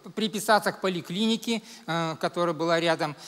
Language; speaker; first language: Russian; native; Russian